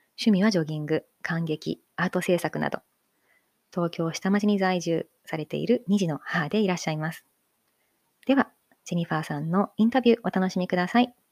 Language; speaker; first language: Japanese; native; Japanese